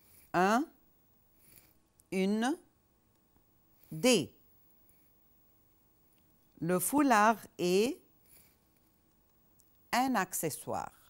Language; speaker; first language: French; non-native, fluent; Arabic